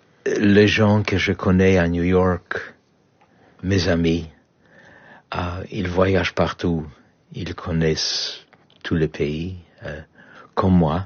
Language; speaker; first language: French; non-native, learner; Polish